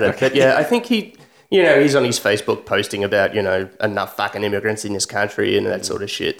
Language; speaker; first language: English; native; English